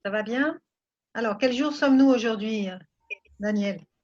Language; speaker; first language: French; non-native, fluent; Spanish